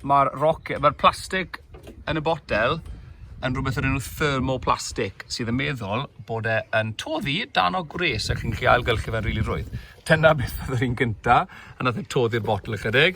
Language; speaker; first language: Welsh; native; Welsh